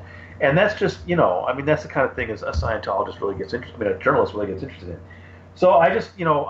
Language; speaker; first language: English; native; English